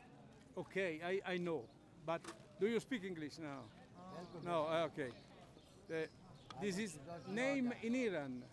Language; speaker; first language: English; non-native, learner; Italian